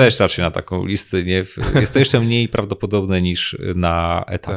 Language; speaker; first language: Polish; native; Polish